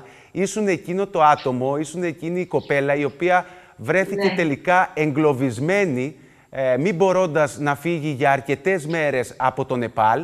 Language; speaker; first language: Greek; native; Greek